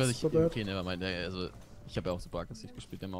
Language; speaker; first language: German; native; German